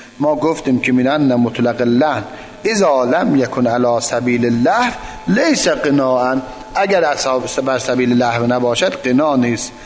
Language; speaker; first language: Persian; non-native, local second language; Azerbaijani